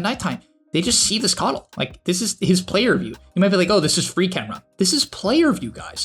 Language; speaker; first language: English; native; English